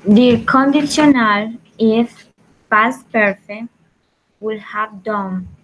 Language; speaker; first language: English; non-native, learner; Spanish